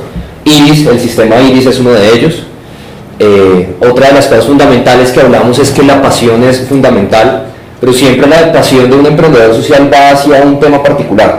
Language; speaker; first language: Spanish; native; Spanish